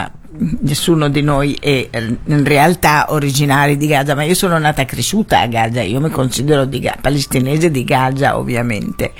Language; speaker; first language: Italian; non-native, fluent; Arabic